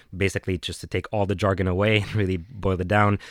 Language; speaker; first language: English; non-native, fluent; Arabic